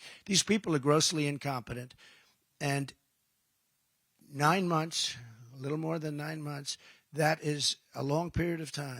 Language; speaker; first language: English; native; English